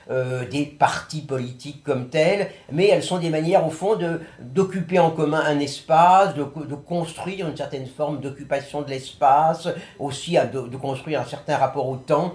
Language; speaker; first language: French; native; French